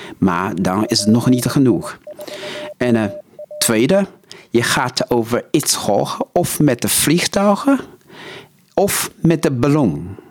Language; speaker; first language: Dutch; non-native, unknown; Chinese